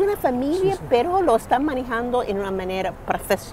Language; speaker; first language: Spanish; non-native, fluent; English